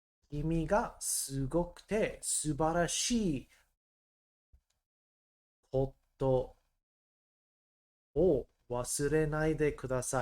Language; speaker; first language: Japanese; non-native, learner; English